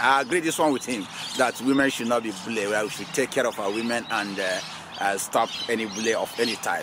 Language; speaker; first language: English; non-native, local second language; Igbo